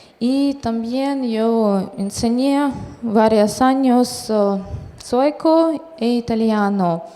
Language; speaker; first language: Spanish; non-native, fluent; Russian